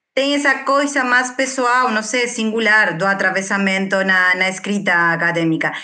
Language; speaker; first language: Portuguese; non-native, fluent; Spanish